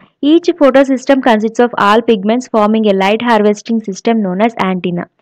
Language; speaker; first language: English; non-native, local second language; Telugu